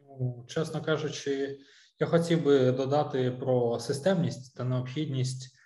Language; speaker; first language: Ukrainian; non-native, local second language; Russian